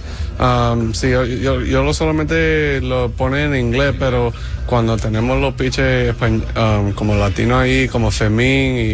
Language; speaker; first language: Spanish; early bilingual, heritage; English